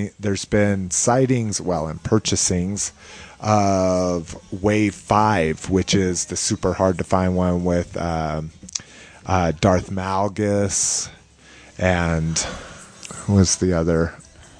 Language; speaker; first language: English; native; English